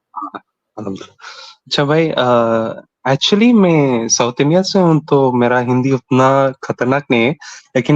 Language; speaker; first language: Hindi; non-native, local second language; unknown